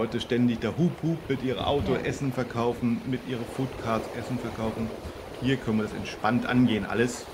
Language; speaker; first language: German; native; German